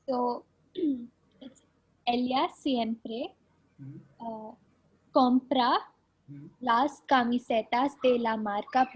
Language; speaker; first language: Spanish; non-native, learner; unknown